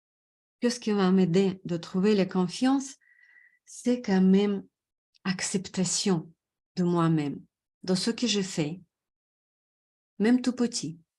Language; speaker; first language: French; non-native, fluent; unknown